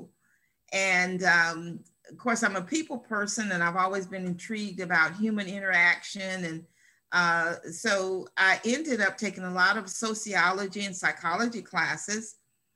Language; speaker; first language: English; native; English